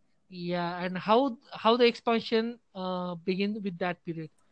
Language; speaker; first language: English; non-native, local second language; Hindi